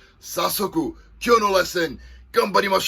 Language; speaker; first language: Japanese; non-native, fluent; English